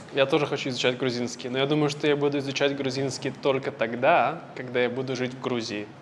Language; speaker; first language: Russian; native; Russian